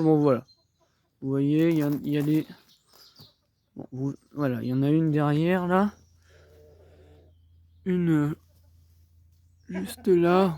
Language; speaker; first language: French; native; French